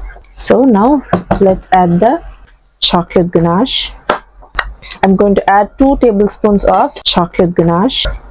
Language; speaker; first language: English; non-native, local second language; Tamil